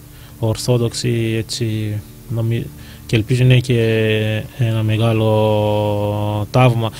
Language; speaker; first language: Greek; non-native, learner; Malagasy